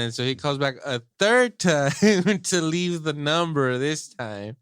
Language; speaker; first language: English; native; English